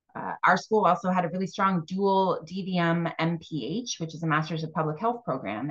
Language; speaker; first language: English; native; English